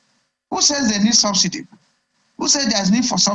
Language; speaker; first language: English; non-native, local second language; Igbo